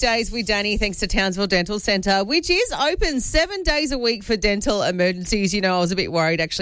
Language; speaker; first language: English; native; English